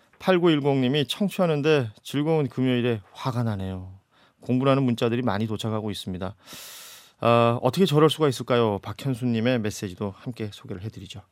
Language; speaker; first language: Korean; native; Korean